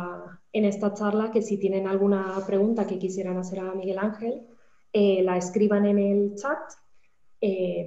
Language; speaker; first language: Spanish; native; Spanish